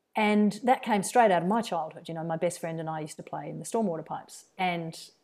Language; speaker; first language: English; native; English